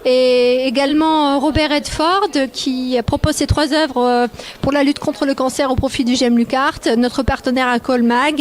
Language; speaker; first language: French; native; French